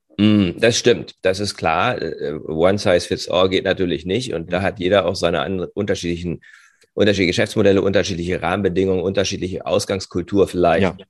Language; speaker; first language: German; native; German